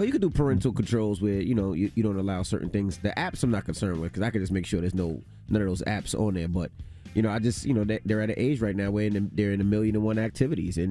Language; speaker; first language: English; native; English